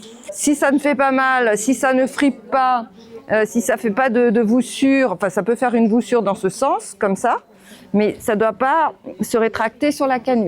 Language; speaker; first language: French; native; French